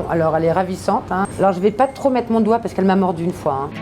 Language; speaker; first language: French; native; French